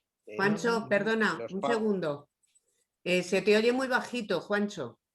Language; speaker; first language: Spanish; native; Spanish